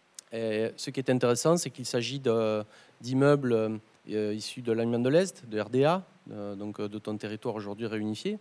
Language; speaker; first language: French; native; French